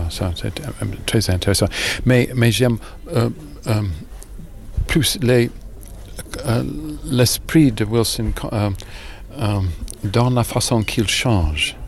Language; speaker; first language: French; non-native, learner; English